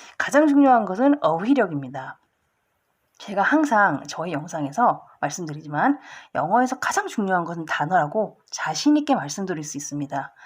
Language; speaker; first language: Korean; early bilingual, heritage; Korean